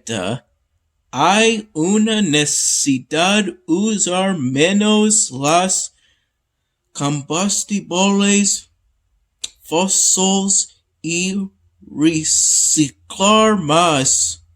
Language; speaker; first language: Spanish; non-native, learner; English